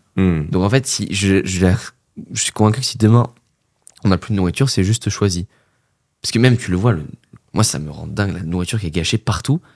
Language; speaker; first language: French; native; French